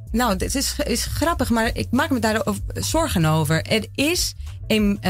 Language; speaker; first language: Dutch; non-native, fluent; Spanish